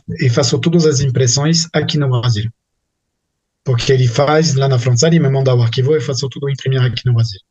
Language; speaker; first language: Portuguese; non-native, fluent; French